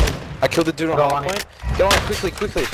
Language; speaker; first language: English; native; English